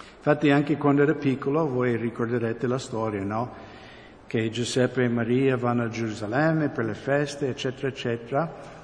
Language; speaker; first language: Italian; non-native, fluent; English